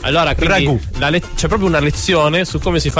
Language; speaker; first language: Italian; native; Italian